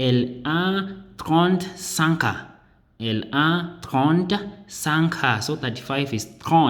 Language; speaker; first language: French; non-native, learner; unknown